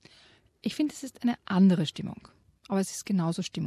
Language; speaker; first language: German; native; German